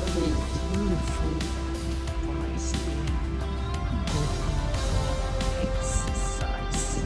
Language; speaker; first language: English; non-native, learner; Khmer